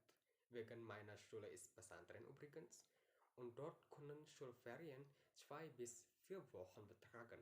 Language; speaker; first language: German; non-native, learner; Indonesian